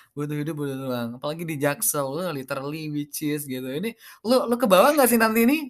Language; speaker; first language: Indonesian; native; Indonesian